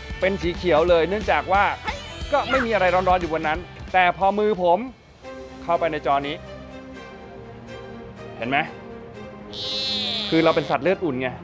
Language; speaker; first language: Thai; native; Thai